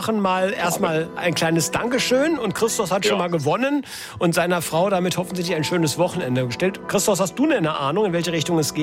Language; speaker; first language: German; native; German